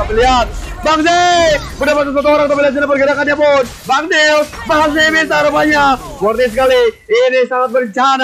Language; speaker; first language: Indonesian; native; Indonesian